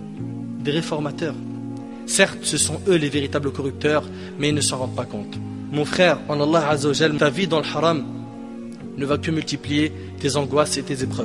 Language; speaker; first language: French; native; French